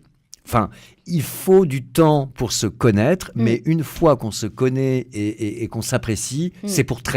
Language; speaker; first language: French; native; French